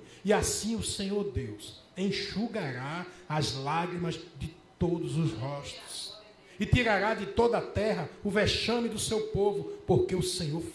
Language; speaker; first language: Portuguese; native; Portuguese